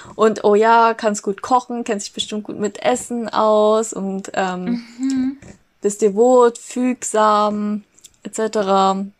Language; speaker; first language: German; native; German